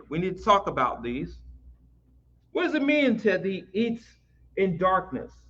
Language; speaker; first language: English; native; English